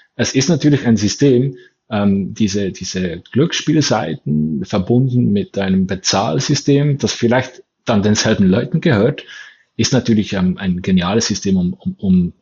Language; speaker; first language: German; native; German